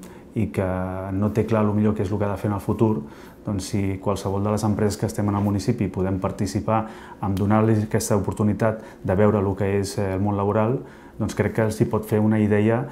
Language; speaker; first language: Catalan; native; Catalan